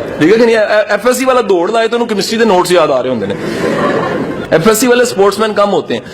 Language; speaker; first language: Urdu; native; Urdu